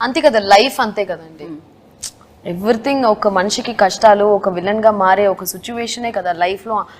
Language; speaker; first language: Telugu; non-native, local second language; Tamil